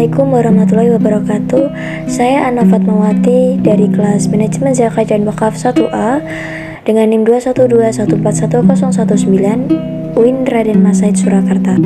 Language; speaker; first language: Indonesian; native; Indonesian